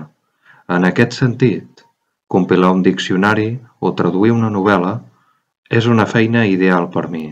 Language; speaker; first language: Catalan; non-native, fluent; Japanese